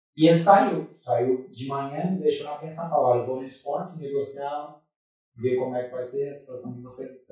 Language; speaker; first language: Portuguese; native; Portuguese